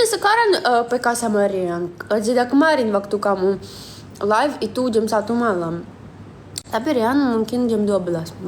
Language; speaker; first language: Indonesian; non-native, fluent; Russian